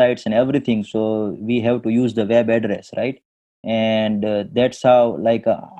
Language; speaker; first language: English; non-native, local second language; Gujarati